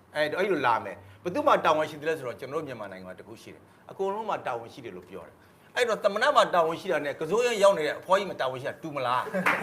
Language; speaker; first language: Burmese; non-native, local second language; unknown